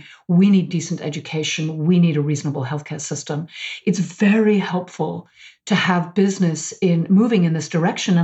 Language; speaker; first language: English; native; English